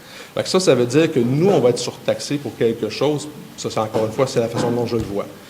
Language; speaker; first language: French; native; French